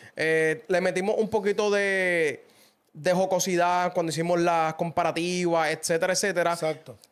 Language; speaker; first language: Spanish; native; Spanish